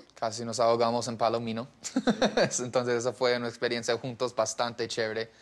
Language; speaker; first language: Spanish; non-native, fluent; English